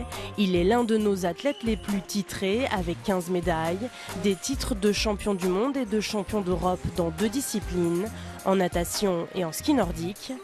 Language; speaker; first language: French; native; French